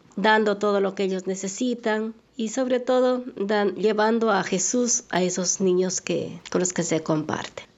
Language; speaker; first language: Spanish; native; Spanish